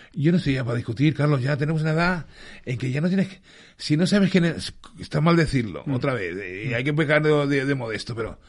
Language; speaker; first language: Spanish; early bilingual, other home language; English